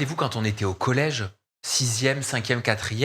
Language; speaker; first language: French; native; French